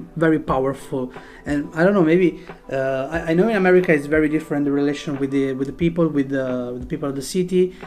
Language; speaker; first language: English; non-native, fluent; Italian